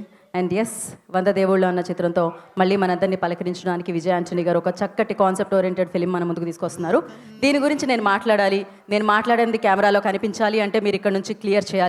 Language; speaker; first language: Telugu; native; Telugu